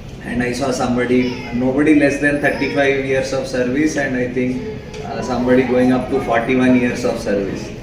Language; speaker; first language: English; non-native, local second language; Telugu